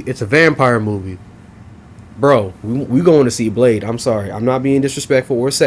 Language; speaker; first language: English; native; English